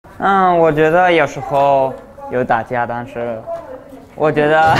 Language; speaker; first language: Chinese; early bilingual, other home language; Spanish